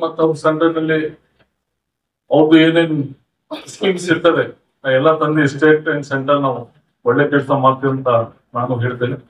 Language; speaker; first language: Kannada; non-native, local second language; Urdu